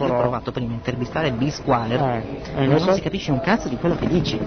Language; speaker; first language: Italian; native; Italian